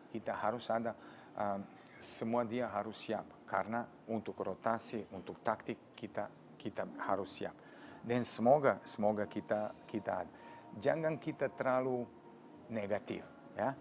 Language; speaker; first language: Indonesian; non-native, fluent; Serbian